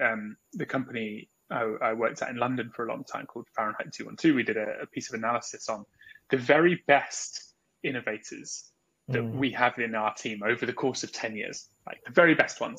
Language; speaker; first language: English; native; English